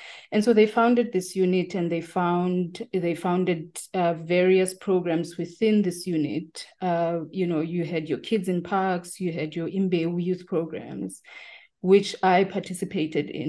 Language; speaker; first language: English; non-native, local second language; Tsonga